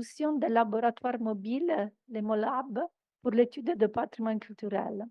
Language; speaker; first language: French; non-native, fluent; Italian